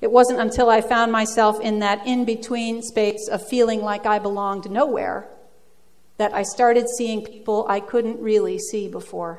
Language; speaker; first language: English; early bilingual, other home language; Dutch